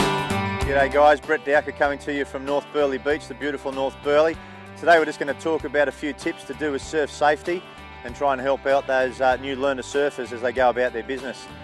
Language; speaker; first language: English; native; English